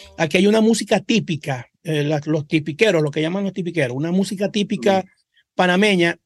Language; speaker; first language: Spanish; native; Spanish